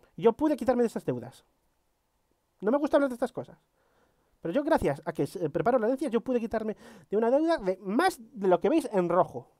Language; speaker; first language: Spanish; native; Spanish